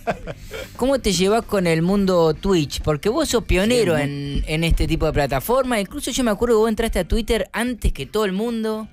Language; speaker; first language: Spanish; native; Spanish